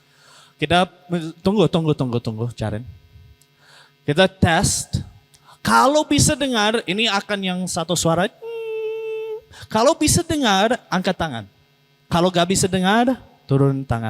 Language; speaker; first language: Indonesian; non-native, learner; English